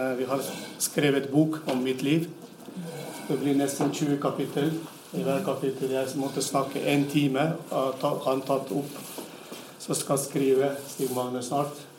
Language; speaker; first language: Norwegian; non-native, fluent; Turkmen